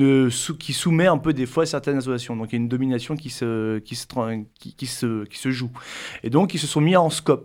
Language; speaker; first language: French; native; French